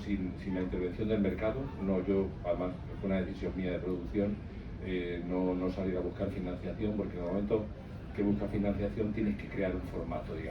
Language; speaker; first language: Spanish; native; Spanish